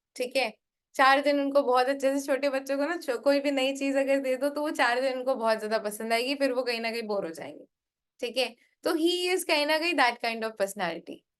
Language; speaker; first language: Hindi; non-native, local second language; Bangla